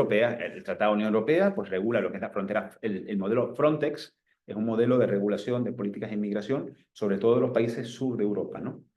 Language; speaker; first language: Spanish; native; Spanish